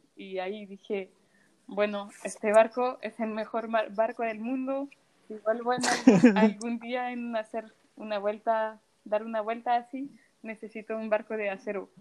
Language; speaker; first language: Spanish; non-native, fluent; French